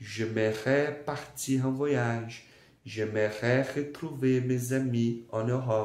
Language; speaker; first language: French; non-native, fluent; Portuguese